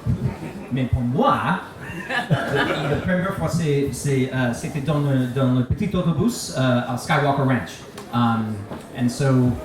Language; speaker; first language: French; non-native, learner; English